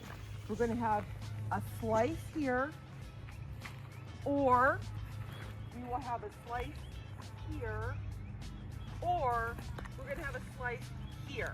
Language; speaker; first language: English; native; English